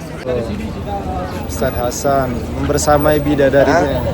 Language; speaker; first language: Indonesian; native; Indonesian